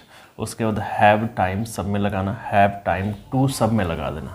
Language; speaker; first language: Hindi; native; Hindi